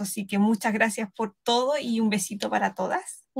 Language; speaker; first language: Spanish; native; Spanish